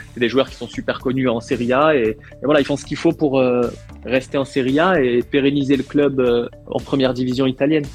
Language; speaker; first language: French; native; French